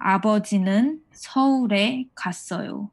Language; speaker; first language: Korean; non-native, fluent; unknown